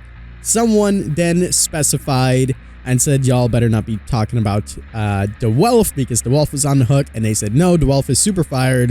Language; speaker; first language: English; native; English